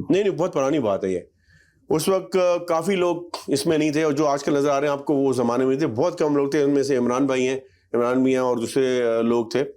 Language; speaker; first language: Urdu; native; Urdu